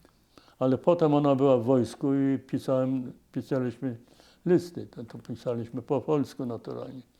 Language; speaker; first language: Polish; non-native, local second language; Yiddish